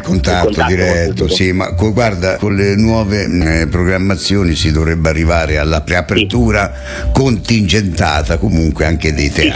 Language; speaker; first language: Italian; native; Italian